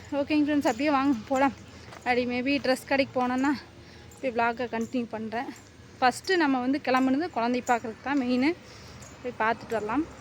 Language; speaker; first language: Tamil; native; Tamil